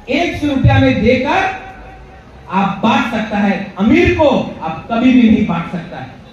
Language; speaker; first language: Hindi; non-native, local second language; Kok Borok